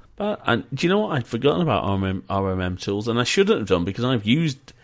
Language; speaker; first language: English; native; English